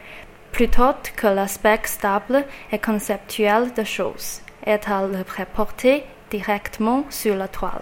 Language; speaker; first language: French; non-native, learner; Chinese